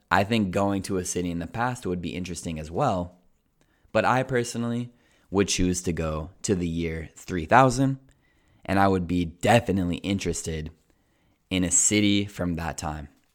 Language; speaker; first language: English; native; English